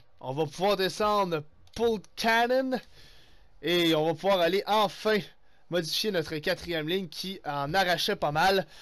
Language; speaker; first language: French; native; French